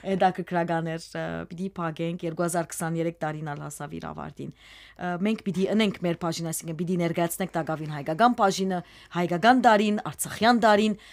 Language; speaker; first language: Armenian; early bilingual, heritage; Armenian